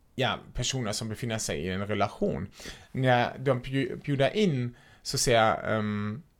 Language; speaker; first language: Swedish; non-native, fluent; German